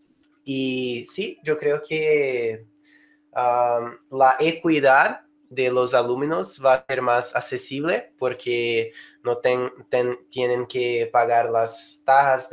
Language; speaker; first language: Spanish; non-native, fluent; Portuguese